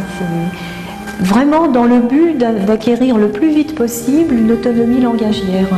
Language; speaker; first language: French; native; French